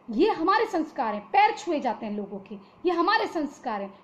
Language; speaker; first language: Hindi; native; Hindi